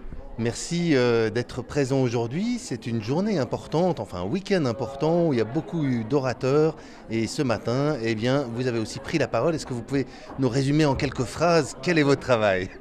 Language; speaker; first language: French; native; French